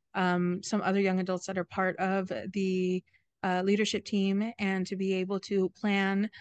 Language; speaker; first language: English; native; English